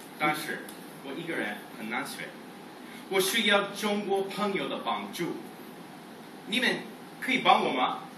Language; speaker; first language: Chinese; non-native, fluent; English